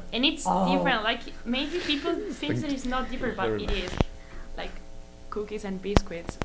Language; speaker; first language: English; non-native, fluent; Italian